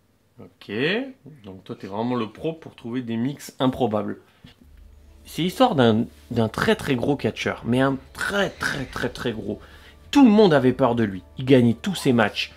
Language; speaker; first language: French; native; French